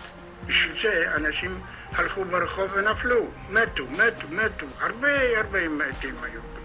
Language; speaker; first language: Hebrew; non-native, fluent; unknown